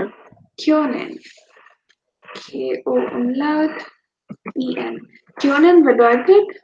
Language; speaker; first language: German; non-native, fluent; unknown